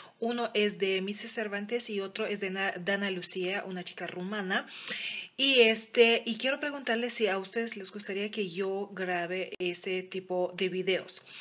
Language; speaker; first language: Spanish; non-native, fluent; Lithuanian